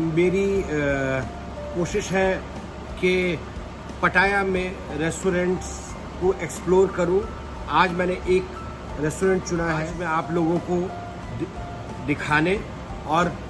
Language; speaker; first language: Hindi; native; Hindi